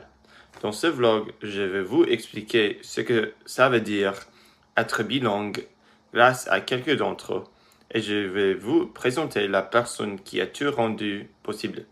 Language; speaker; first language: French; early bilingual, other home language; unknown